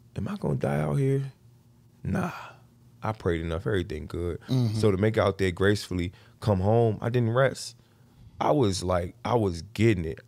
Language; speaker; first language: English; native; English